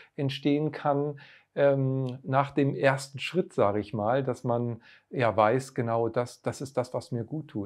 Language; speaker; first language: German; native; German